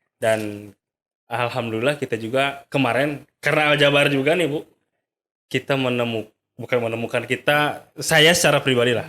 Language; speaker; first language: Indonesian; native; Indonesian